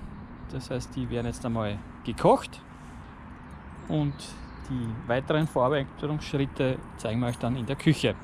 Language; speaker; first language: German; native; German